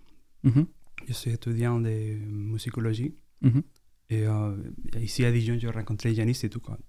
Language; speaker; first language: French; non-native, fluent; Spanish